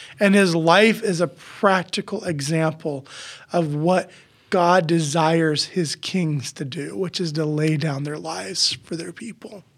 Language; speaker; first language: English; native; English